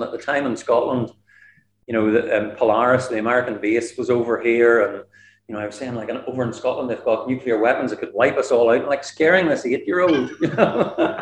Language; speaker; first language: English; native; English